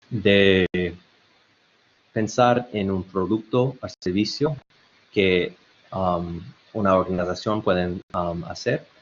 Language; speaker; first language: Spanish; non-native, learner; English